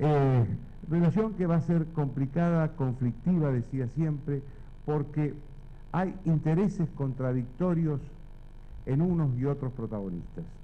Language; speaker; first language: Spanish; native; Spanish